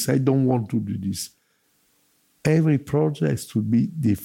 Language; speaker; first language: English; non-native, learner; Italian